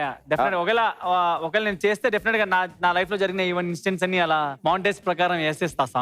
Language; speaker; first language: Telugu; native; Telugu